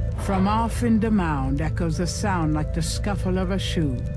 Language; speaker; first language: English; native; English